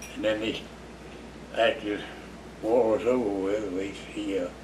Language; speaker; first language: English; native; English